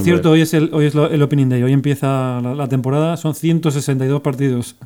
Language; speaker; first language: Spanish; native; Spanish